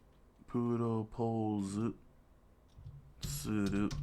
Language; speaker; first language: Japanese; non-native, learner; English